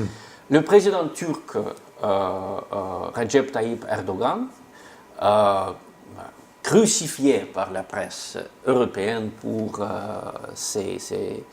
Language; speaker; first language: French; non-native, fluent; Russian